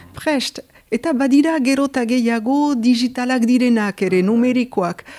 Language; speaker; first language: Basque; native; Basque